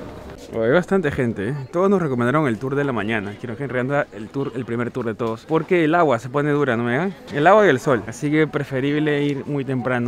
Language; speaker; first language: Spanish; native; Spanish